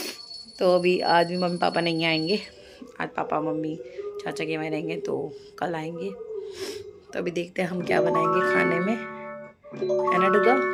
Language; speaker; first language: Hindi; native; Hindi